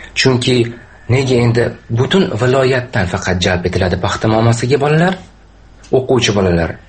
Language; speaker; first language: Uzbek; native; Uzbek